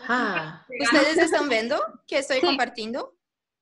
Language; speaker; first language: Spanish; non-native, fluent; Portuguese